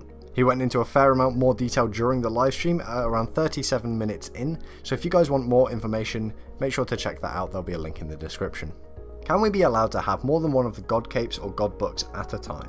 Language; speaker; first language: English; native; English